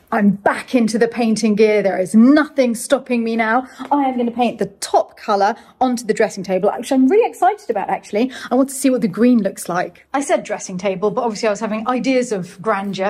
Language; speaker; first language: English; native; English